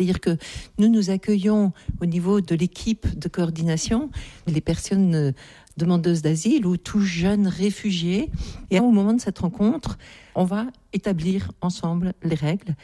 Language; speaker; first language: French; native; French